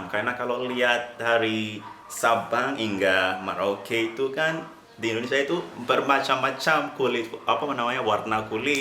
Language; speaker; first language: Indonesian; non-native, fluent; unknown